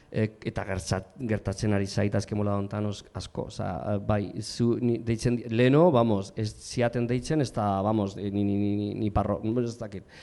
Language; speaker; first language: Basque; non-native, local second language; Spanish